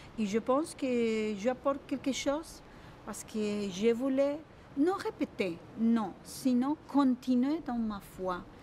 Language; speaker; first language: French; non-native, fluent; Spanish